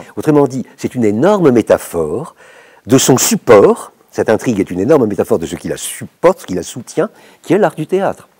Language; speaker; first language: French; native; French